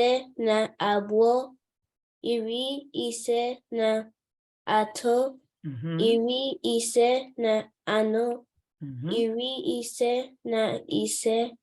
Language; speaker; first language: Igbo; non-native, local second language; English